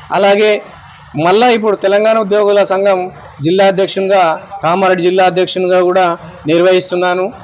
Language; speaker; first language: Telugu; non-native, local second language; Kannada